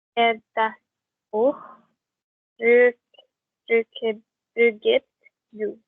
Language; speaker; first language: German; non-native, learner; Indonesian